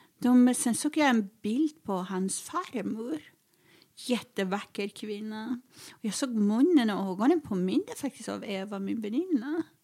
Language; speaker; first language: Swedish; non-native, fluent; Persian